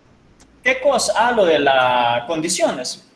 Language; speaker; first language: Spanish; native; Spanish